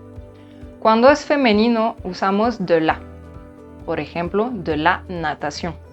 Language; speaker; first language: Spanish; non-native, fluent; French